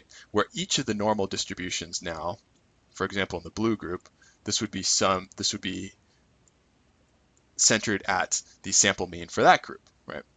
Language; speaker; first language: English; native; English